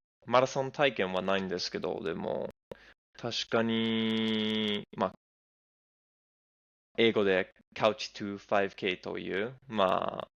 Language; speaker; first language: Japanese; non-native, fluent; English